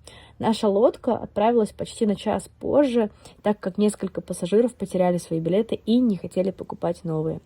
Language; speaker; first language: Russian; native; Russian